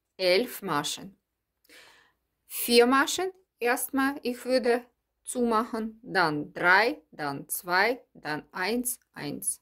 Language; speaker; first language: German; non-native, learner; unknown